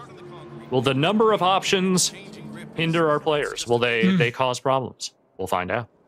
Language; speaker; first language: English; native; English